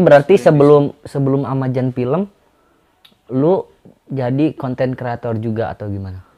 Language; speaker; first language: Indonesian; non-native, local second language; Sundanese